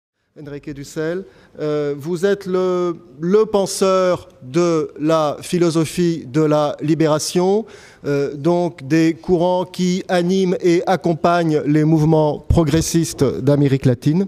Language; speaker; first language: French; native; French